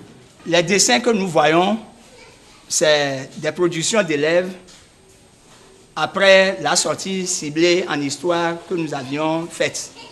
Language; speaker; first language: French; native; French